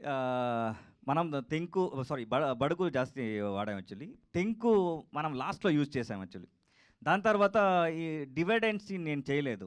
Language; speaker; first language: Telugu; non-native, learner; Kannada